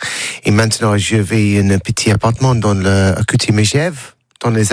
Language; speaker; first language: French; non-native, learner; English